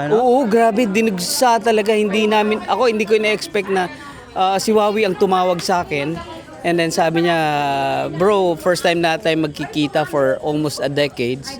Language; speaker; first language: Filipino; native; Filipino